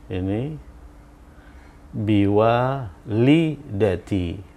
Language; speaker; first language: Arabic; non-native, fluent; Indonesian